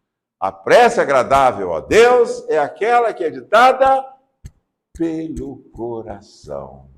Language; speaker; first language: Portuguese; native; Portuguese